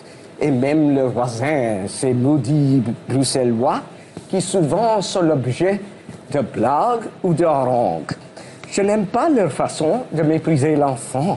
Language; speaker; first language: French; non-native, fluent; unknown